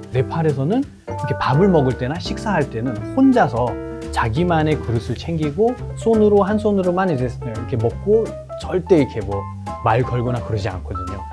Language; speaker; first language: Korean; non-native, fluent; Nepali